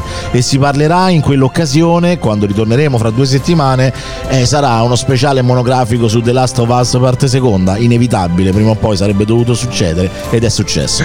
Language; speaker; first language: Italian; native; Italian